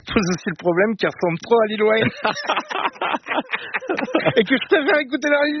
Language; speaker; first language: French; native; French